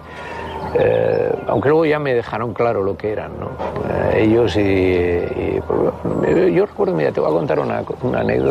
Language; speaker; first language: Spanish; native; Spanish